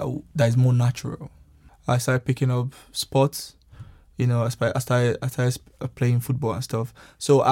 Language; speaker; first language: English; non-native, local second language; Yoruba